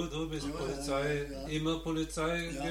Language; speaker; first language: German; non-native, learner; Norwegian